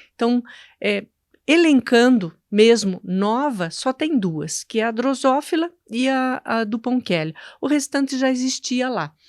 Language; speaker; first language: Portuguese; native; Portuguese